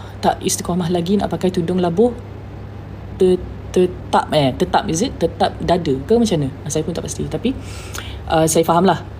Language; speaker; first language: Malay; native; Malay